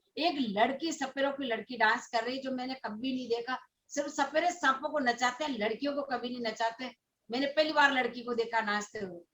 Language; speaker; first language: Hindi; non-native, local second language; Rajasthani